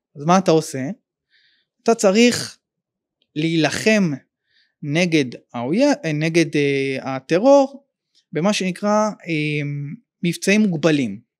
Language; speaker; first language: Hebrew; native; Hebrew